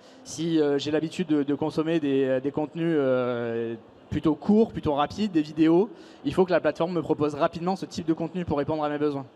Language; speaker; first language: French; native; French